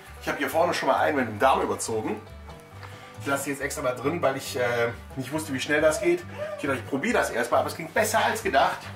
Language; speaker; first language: German; native; German